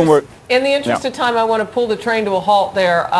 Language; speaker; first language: English; native; English